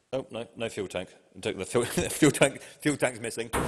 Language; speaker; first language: English; native; English